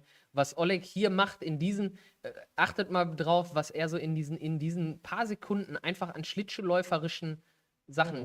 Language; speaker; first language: German; native; German